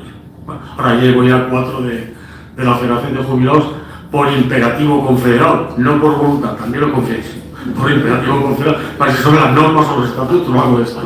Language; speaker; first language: Spanish; native; Spanish